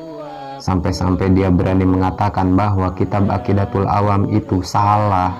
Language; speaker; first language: Indonesian; non-native, local second language; Sundanese